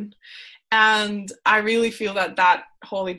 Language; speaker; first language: English; non-native, fluent; Spanish